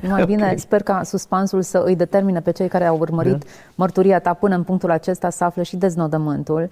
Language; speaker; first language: Romanian; native; Romanian